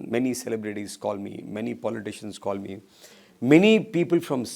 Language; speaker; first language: English; non-native, local second language; Kannada